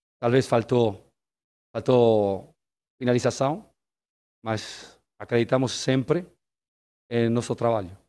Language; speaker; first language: Portuguese; non-native, fluent; Spanish